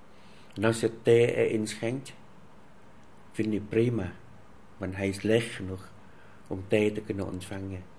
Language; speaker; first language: Dutch; non-native, fluent; Vietnamese